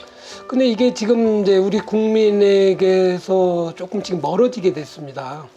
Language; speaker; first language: Korean; native; Korean